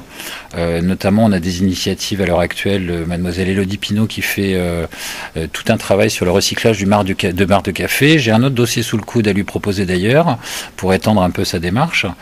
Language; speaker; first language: French; native; French